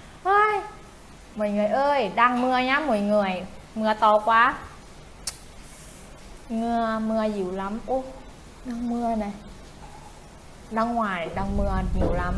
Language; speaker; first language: Vietnamese; non-native, learner; Thai